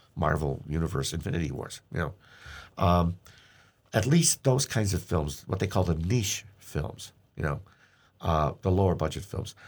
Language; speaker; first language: English; native; English